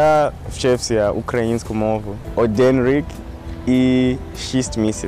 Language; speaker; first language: Ukrainian; non-native, learner; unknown